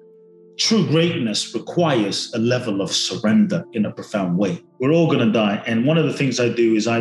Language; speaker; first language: English; native; English